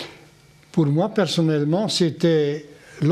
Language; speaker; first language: French; non-native, local second language; Dutch